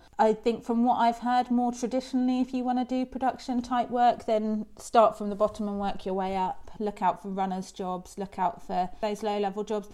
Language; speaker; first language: English; native; English